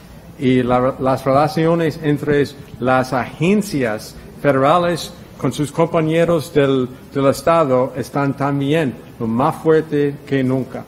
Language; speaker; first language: Spanish; non-native, fluent; English